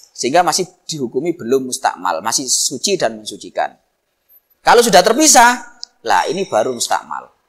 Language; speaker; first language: Indonesian; non-native, local second language; Javanese